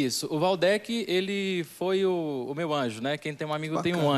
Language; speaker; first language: Portuguese; native; Portuguese